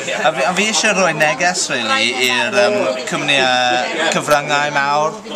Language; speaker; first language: Welsh; non-native, local second language; English